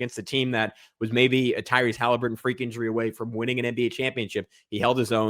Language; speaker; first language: English; native; English